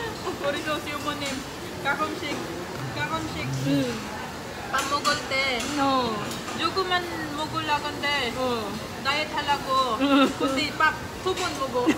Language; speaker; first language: Korean; non-native, learner; Filipino